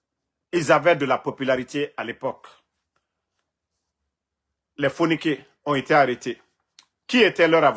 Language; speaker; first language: French; non-native, local second language; Mandingo